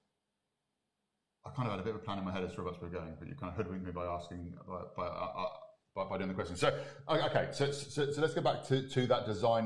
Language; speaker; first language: English; native; English